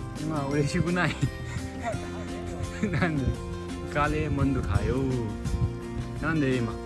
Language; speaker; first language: Japanese; non-native, learner; Nepali